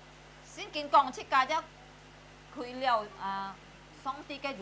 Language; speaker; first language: Chinese; early bilingual, heritage; Hakka Chinese